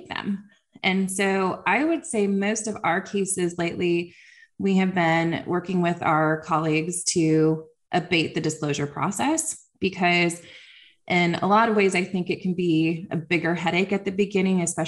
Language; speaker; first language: English; native; English